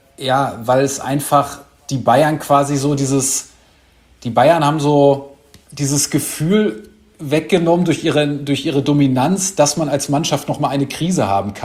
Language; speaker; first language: German; native; German